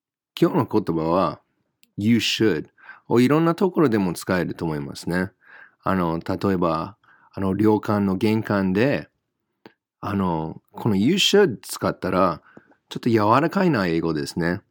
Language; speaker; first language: Japanese; non-native, fluent; English